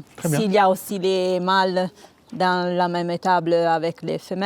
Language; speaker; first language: French; non-native, local second language; Italian